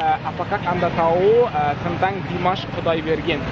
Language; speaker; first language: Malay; non-native, learner; Kazakh